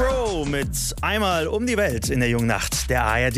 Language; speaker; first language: German; native; German